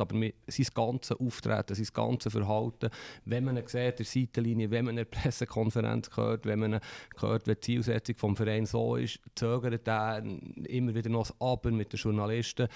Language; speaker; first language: German; native; German